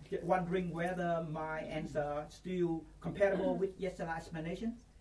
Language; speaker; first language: English; non-native, fluent; Vietnamese